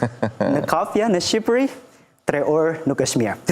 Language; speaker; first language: Albanian; non-native, learner; Indonesian